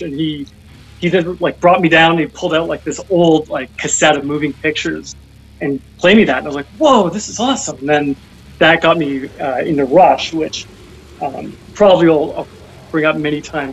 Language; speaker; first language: English; native; English